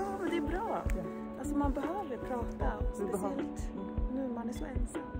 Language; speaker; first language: Swedish; early bilingual, other home language; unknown